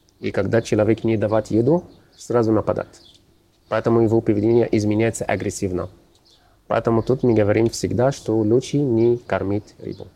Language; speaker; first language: Russian; non-native, learner; Arabic